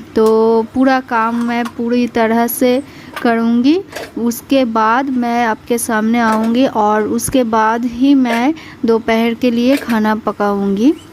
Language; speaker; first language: Hindi; non-native, local second language; Bangla